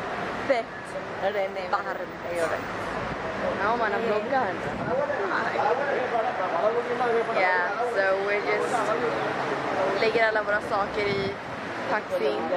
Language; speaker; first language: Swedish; early bilingual, other home language; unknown